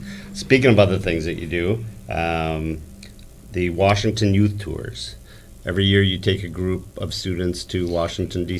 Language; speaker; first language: English; native; English